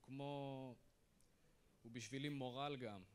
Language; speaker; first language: Hebrew; non-native, fluent; English